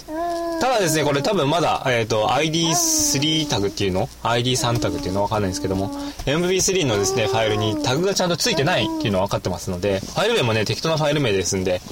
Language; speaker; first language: Japanese; native; Japanese